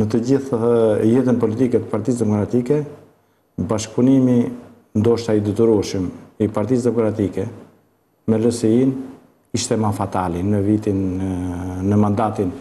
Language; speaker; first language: Albanian; native; Albanian